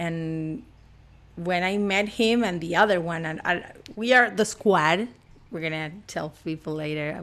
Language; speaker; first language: English; non-native, fluent; Spanish